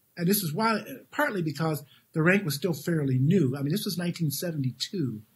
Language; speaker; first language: English; native; English